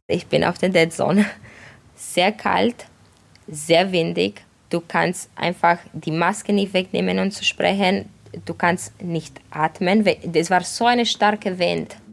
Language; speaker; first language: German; non-native, fluent; Romanian